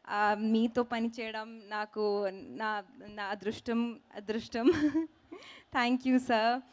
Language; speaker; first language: Telugu; non-native, learner; Hindi